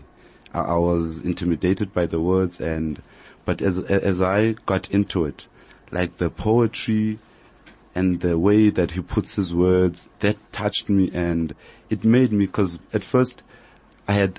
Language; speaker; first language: English; non-native, local second language; Xhosa